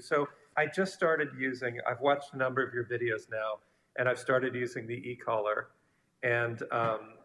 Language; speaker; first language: English; native; English